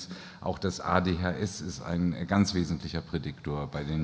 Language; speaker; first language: German; native; German